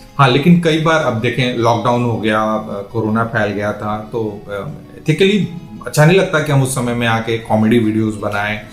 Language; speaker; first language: Hindi; native; Hindi